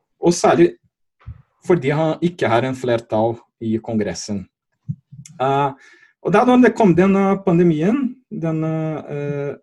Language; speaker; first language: Norwegian; non-native, fluent; Portuguese